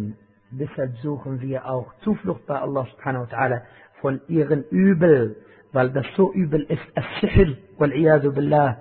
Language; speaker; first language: German; non-native, fluent; Arabic